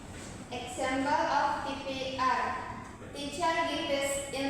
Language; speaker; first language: English; non-native, learner; Indonesian